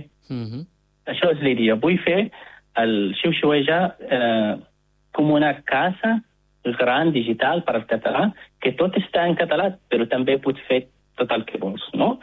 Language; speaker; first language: Catalan; non-native, fluent; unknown